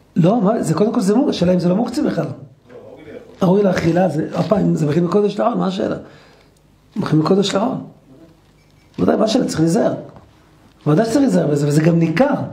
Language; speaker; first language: Hebrew; native; Hebrew